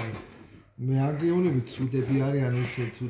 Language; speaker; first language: Georgian; non-native, learner; German